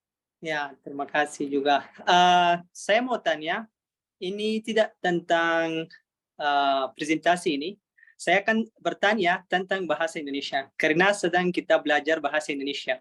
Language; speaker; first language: Indonesian; non-native, learner; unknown